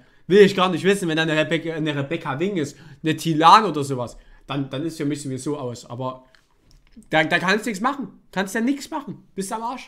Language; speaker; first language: German; native; German